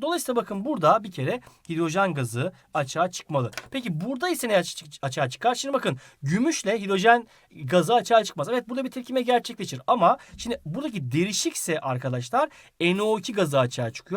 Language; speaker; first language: Turkish; native; Turkish